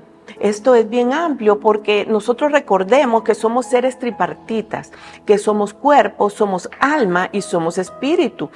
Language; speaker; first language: Spanish; native; Spanish